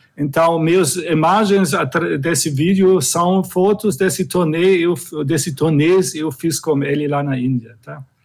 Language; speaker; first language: Portuguese; non-native, fluent; German